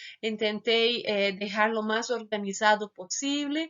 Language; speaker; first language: Spanish; non-native, fluent; Portuguese